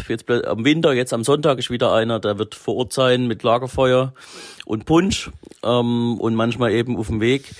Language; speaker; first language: German; native; German